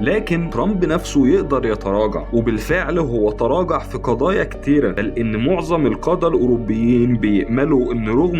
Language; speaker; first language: Arabic; native; Arabic